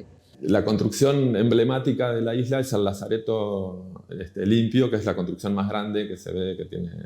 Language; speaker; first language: Spanish; native; Spanish